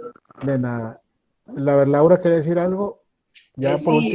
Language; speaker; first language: Spanish; native; Spanish